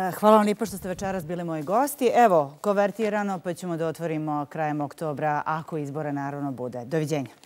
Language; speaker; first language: Bosnian; native; Bosnian